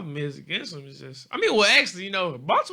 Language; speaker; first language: English; native; English